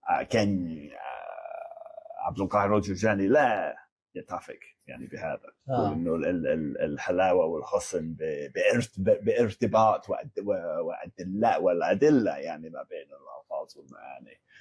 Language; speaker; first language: Arabic; non-native, fluent; English